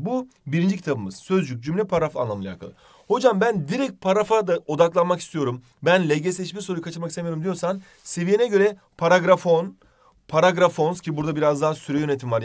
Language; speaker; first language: Turkish; native; Turkish